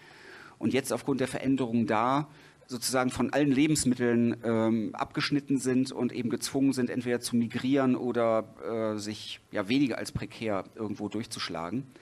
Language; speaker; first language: German; native; German